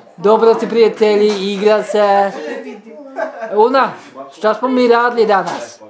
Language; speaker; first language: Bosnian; non-native, learner; Norwegian